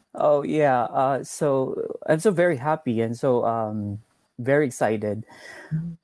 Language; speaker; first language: English; non-native, local second language; Cebuano